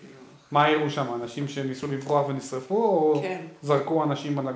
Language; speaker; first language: Hebrew; native; Hebrew